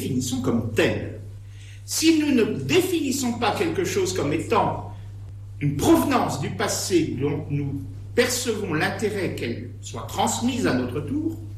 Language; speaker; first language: French; native; French